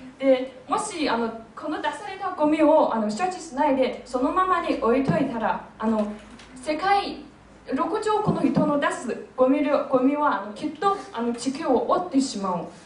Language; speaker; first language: Japanese; non-native, fluent; Chinese